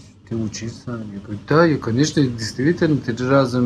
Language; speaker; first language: Russian; non-native, fluent; Persian